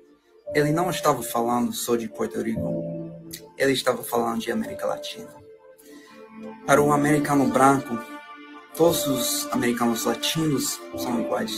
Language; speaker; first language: Portuguese; non-native, fluent; English